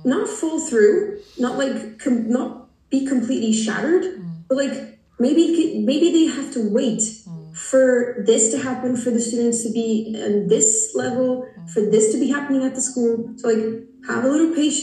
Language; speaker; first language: English; non-native, fluent; Portuguese